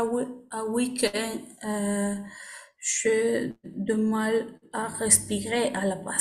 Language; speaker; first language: French; non-native, learner; Spanish